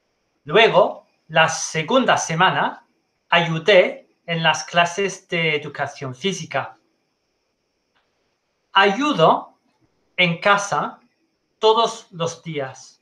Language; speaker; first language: Spanish; non-native, learner; English